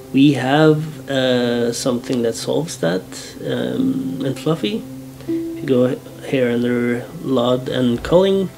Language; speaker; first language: English; non-native, fluent; Norwegian